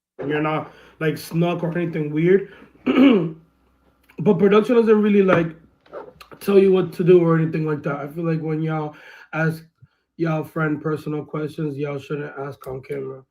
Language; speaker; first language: English; early bilingual, other home language; Spanish